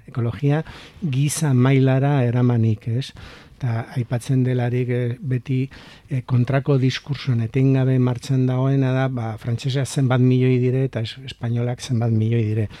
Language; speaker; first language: Basque; non-native, local second language; Spanish